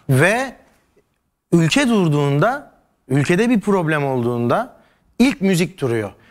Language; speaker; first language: Turkish; native; Turkish